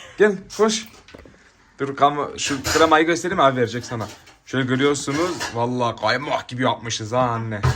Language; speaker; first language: Turkish; early bilingual, heritage; Turkish